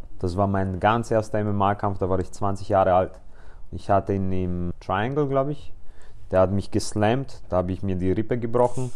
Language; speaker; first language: German; early bilingual, other home language; Polish